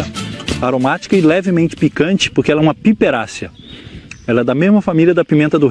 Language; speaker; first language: Portuguese; native; Portuguese